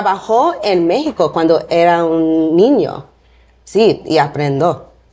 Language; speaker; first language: Spanish; non-native, learner; English